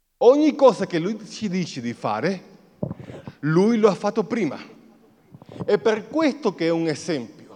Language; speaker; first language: Italian; non-native, fluent; Spanish